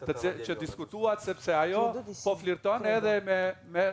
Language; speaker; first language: Albanian; native; Albanian